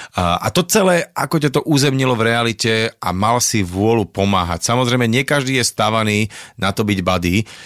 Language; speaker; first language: Slovak; native; Slovak